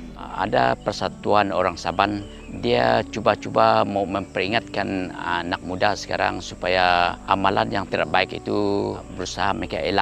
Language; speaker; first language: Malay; non-native, local second language; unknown